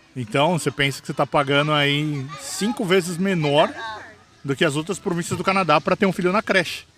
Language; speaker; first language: Portuguese; native; Portuguese